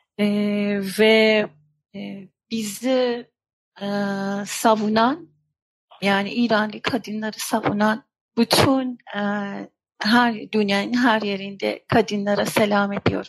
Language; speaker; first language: Turkish; non-native, fluent; Persian